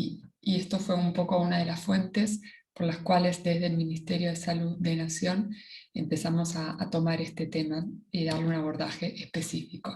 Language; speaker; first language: Spanish; native; Spanish